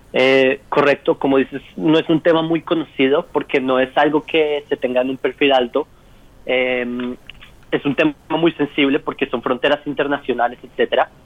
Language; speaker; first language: Spanish; native; Spanish